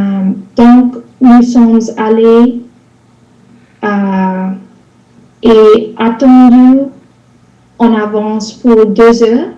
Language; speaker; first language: French; non-native, learner; English